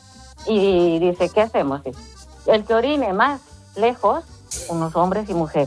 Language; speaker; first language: Spanish; native; Spanish